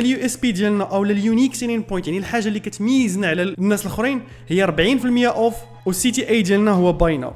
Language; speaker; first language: Arabic; native; Arabic